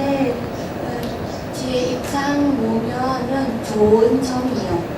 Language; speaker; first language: Korean; non-native, learner; Vietnamese